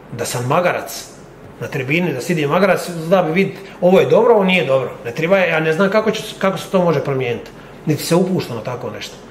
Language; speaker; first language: Croatian; native; Croatian